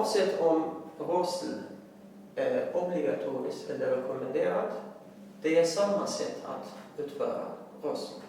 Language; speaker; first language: Swedish; non-native, fluent; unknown